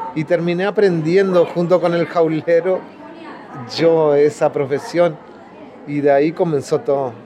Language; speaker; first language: Spanish; native; Spanish